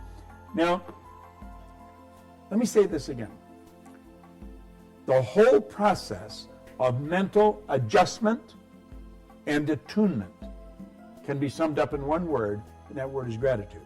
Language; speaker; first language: English; native; English